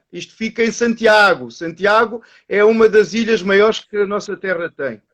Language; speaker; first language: Portuguese; early bilingual, other home language; Kabuverdianu